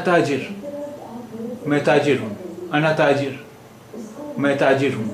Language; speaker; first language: Urdu; native; Urdu